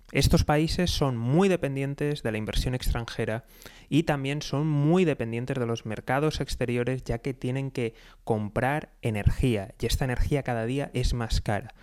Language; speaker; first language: Spanish; native; Spanish